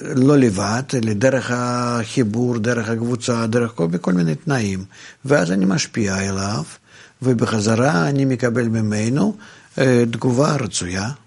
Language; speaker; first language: Hebrew; non-native, fluent; Russian